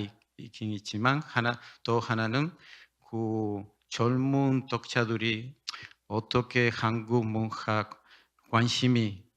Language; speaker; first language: Korean; non-native, learner; Spanish